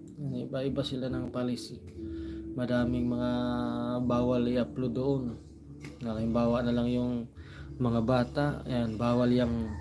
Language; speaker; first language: Filipino; non-native, local second language; Cebuano